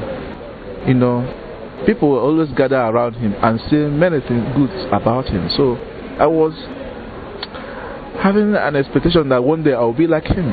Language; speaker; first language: English; non-native, local second language; Igbo